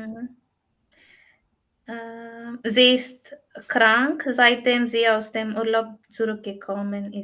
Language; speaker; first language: German; non-native, learner; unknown